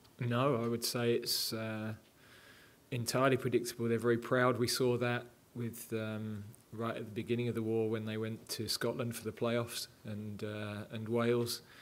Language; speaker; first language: English; native; English